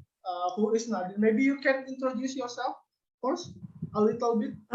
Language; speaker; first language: English; non-native, learner; Indonesian